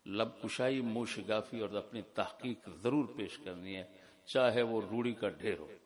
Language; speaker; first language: Urdu; non-native, local second language; Punjabi